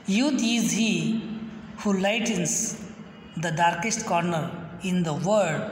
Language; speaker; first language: English; non-native, local second language; Marathi